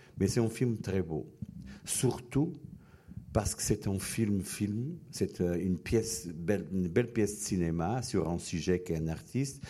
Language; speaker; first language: French; non-native, fluent; Portuguese